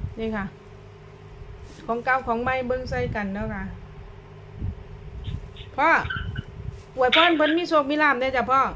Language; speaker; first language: Thai; non-native, local second language; Lao